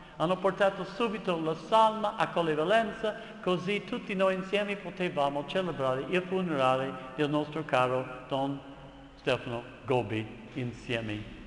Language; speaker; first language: Italian; non-native, fluent; English